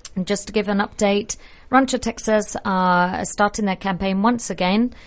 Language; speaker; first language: English; native; English